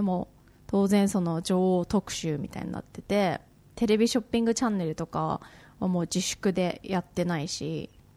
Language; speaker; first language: Japanese; native; Japanese